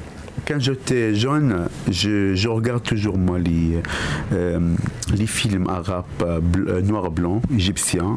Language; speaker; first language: French; non-native, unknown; Arabic